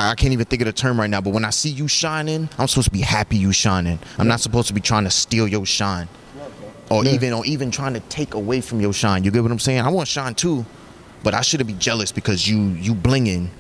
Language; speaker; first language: English; native; English